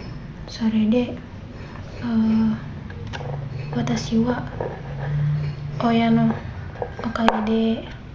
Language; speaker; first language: Japanese; non-native, learner; Indonesian